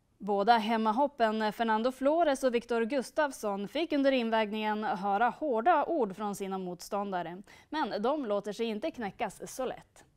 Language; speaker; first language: Swedish; native; Swedish